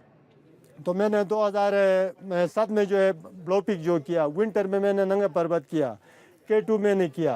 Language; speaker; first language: Hindi; non-native, local second language; Balti